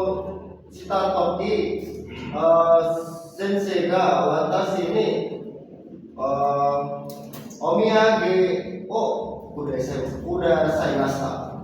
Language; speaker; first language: Japanese; non-native, learner; Indonesian